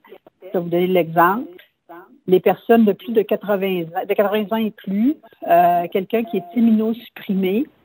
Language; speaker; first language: French; native; French